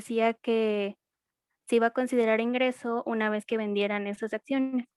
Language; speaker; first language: Spanish; native; Spanish